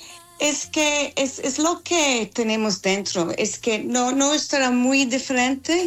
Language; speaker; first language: Spanish; non-native, learner; English